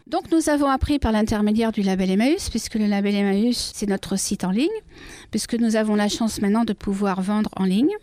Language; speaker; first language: French; native; French